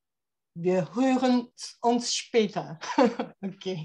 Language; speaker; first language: German; non-native, learner; Italian